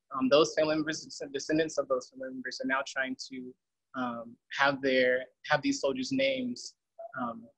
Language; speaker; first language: English; native; English